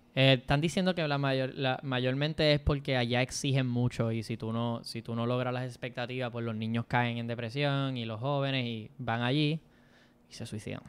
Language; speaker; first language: Spanish; native; Spanish